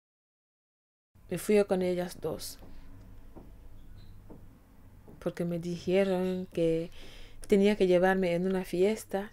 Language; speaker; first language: Spanish; non-native, fluent; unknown